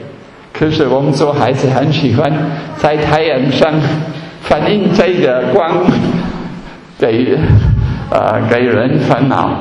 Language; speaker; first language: Chinese; non-native, fluent; German